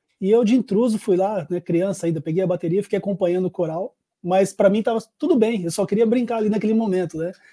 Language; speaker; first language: Portuguese; native; Portuguese